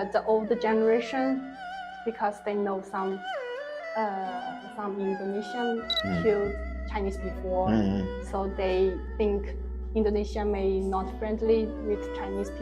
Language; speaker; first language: English; non-native, learner; Chinese